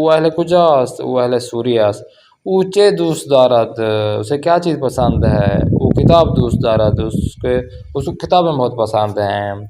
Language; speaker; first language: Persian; non-native, fluent; Urdu